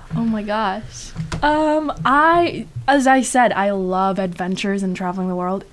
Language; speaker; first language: English; non-native, fluent; Chinese